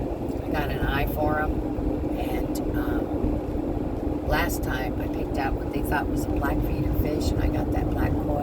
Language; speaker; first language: English; native; English